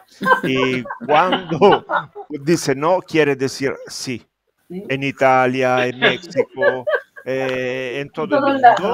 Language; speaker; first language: Spanish; non-native, fluent; Italian